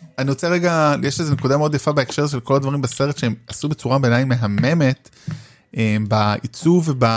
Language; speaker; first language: Hebrew; native; Hebrew